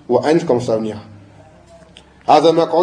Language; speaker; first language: Arabic; non-native, fluent; French